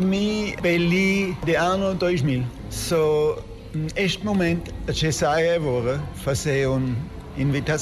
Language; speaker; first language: Portuguese; non-native, learner; German